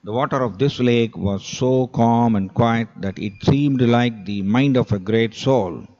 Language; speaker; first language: English; non-native, local second language; Tamil